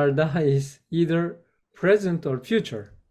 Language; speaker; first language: English; non-native, fluent; Korean